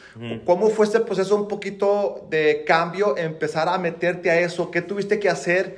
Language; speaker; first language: Spanish; native; Spanish